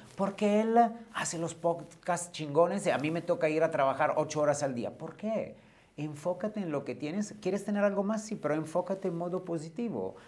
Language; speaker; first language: Spanish; non-native, fluent; Italian